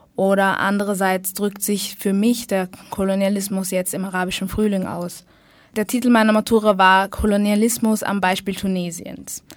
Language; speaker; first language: German; early bilingual, other home language; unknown